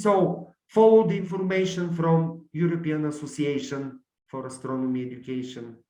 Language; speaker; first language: English; non-native, learner; Bulgarian